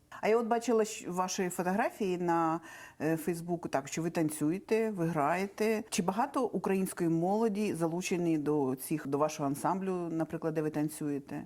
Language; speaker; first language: Ukrainian; native; Ukrainian